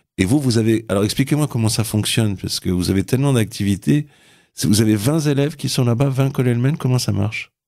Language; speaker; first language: French; native; French